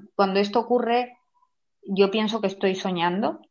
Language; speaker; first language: Spanish; native; Spanish